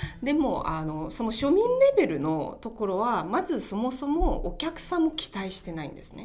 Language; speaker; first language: Japanese; non-native, fluent; Chinese